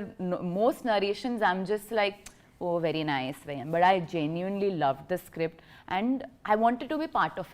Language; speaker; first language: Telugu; non-native, fluent; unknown